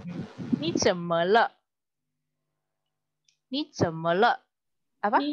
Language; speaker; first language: Chinese; non-native, fluent; Indonesian